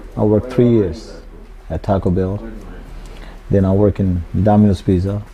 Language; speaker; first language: English; non-native, local second language; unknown